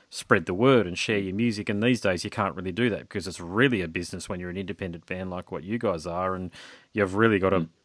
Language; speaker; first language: English; native; English